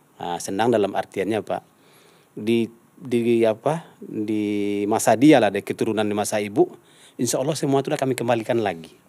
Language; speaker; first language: Indonesian; non-native, local second language; Minangkabau